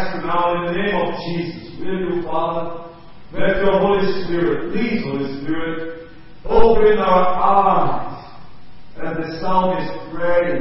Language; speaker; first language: English; non-native, fluent; Portuguese